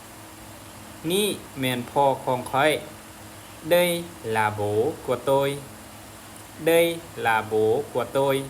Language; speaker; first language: Vietnamese; non-native, learner; Lao